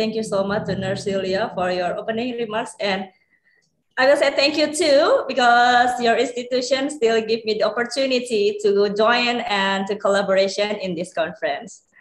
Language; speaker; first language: English; non-native, learner; Indonesian